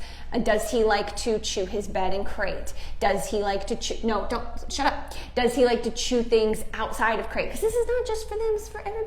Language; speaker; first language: English; native; English